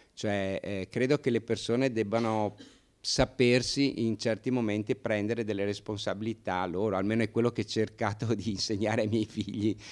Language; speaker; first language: Italian; native; Italian